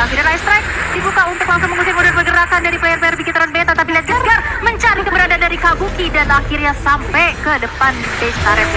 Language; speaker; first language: Indonesian; native; Indonesian